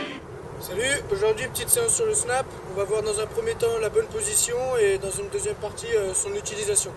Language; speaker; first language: French; native; French